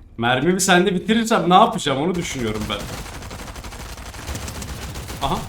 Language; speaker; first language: Turkish; native; Turkish